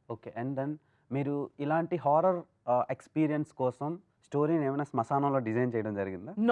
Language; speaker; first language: Telugu; native; Telugu